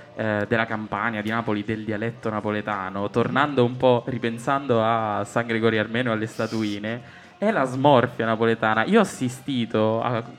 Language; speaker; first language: Italian; native; Italian